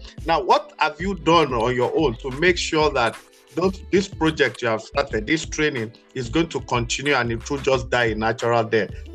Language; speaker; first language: English; non-native, local second language; Yoruba